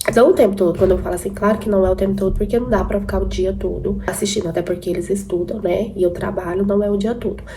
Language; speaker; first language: Portuguese; native; Portuguese